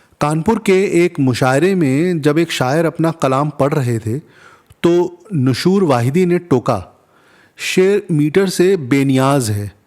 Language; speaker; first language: Urdu; non-native, local second language; Hindi